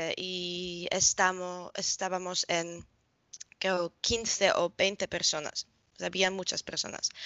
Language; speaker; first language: Spanish; non-native, learner; Polish